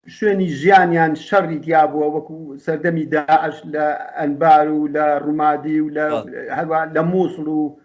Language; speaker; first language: Central Kurdish; native; Central Kurdish